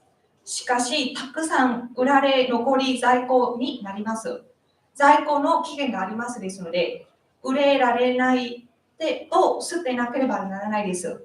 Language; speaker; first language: Japanese; non-native, learner; Vietnamese